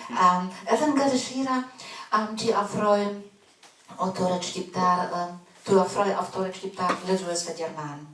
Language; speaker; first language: Albanian; non-native, fluent; German